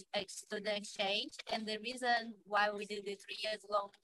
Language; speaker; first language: English; non-native, fluent; Portuguese